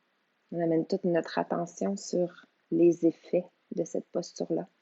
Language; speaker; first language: French; native; French